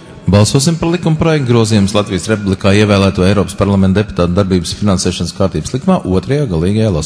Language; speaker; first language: Latvian; native; Latvian